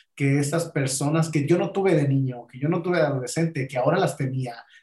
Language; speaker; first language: Spanish; native; Spanish